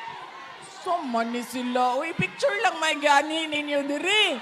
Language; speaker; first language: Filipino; non-native, local second language; Cebuano